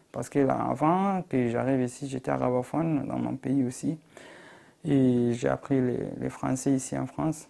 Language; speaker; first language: French; non-native, local second language; Arabic